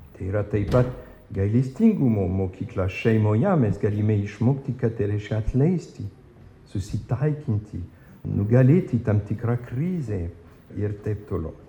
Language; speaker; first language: Lithuanian; non-native, fluent; French